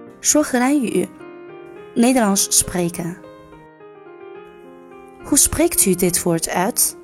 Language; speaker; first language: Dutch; non-native, fluent; Chinese